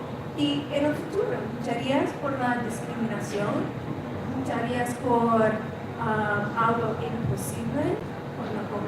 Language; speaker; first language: Spanish; non-native, fluent; English